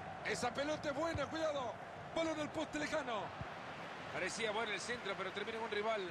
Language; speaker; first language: Spanish; native; Spanish